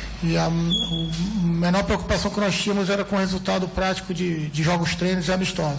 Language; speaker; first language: Portuguese; native; Portuguese